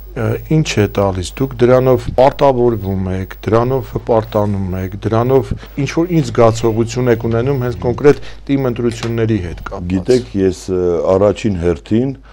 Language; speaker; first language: Armenian; native; Armenian